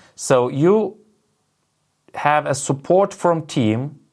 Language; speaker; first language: English; non-native, fluent; Lithuanian